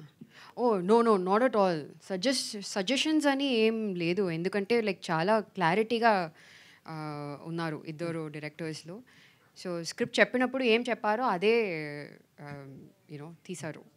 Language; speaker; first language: Telugu; non-native, fluent; Tamil